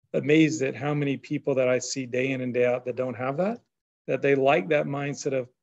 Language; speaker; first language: English; native; English